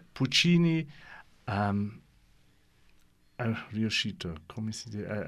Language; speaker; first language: Italian; non-native, learner; English